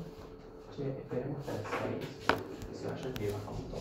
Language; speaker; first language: Spanish; native; Spanish